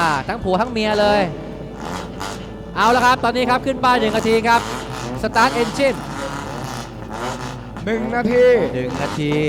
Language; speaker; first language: Thai; native; Thai